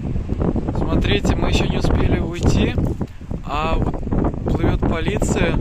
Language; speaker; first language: Russian; native; Russian